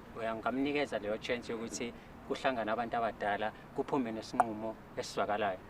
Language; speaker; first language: Zulu; native; Zulu